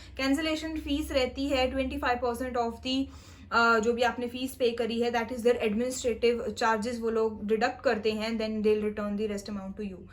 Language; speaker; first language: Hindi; non-native, local second language; Punjabi